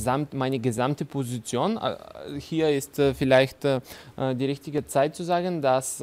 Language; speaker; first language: German; non-native, fluent; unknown